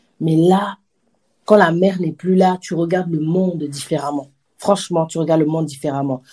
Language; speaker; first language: French; native; French